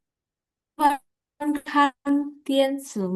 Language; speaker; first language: Chinese; non-native, learner; Indonesian